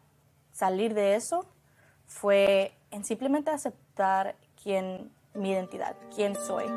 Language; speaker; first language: Spanish; early bilingual, heritage; Spanish